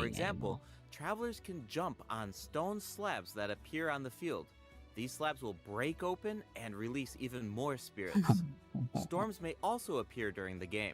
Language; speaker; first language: English; native; English